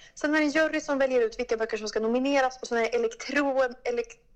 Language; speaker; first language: Swedish; native; Swedish